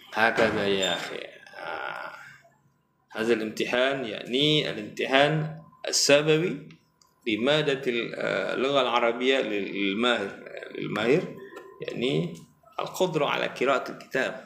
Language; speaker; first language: Arabic; non-native, fluent; Indonesian